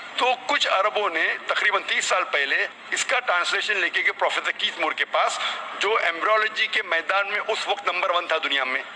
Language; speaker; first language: Hindi; non-native, local second language; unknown